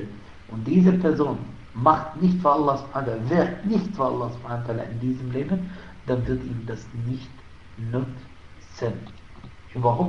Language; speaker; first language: German; non-native, fluent; Arabic